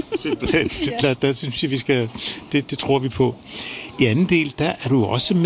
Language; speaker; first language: Danish; native; Danish